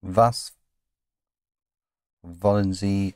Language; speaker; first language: German; non-native, learner; English